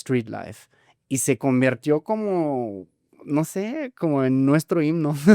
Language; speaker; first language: Spanish; non-native, fluent; German